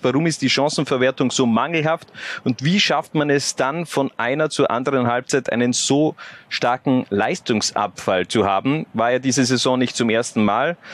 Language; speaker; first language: German; native; German